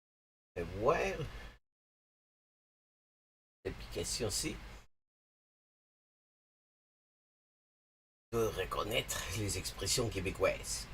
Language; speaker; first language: French; non-native, learner; English